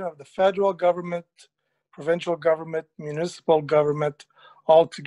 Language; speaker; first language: English; native; English